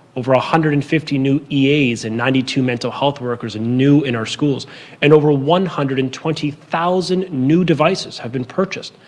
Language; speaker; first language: English; native; English